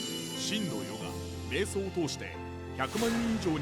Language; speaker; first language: Japanese; native; Japanese